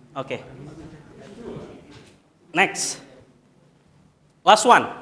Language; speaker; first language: English; non-native, learner; Indonesian